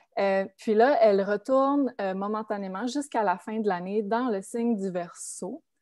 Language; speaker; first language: French; native; French